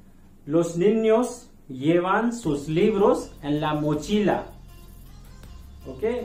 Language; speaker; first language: Spanish; non-native, learner; Hindi